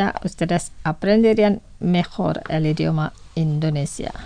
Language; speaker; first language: Spanish; non-native, fluent; Indonesian